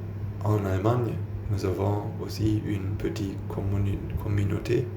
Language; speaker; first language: French; non-native, learner; German